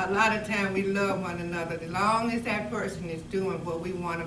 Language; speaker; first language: English; native; English